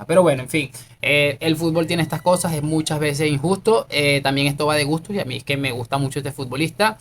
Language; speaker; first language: Spanish; native; Spanish